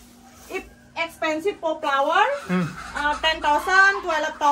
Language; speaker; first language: English; non-native, learner; Balinese